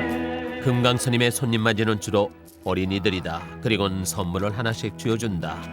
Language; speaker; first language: Korean; native; Korean